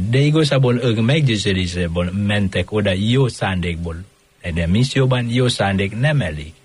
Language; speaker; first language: Hungarian; non-native, fluent; Indonesian